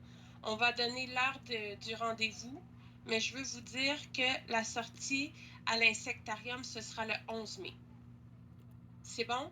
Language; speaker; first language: French; native; French